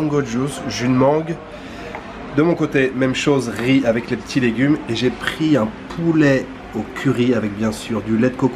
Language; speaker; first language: French; native; French